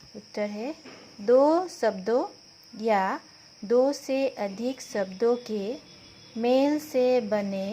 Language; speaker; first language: Hindi; non-native, local second language; Assamese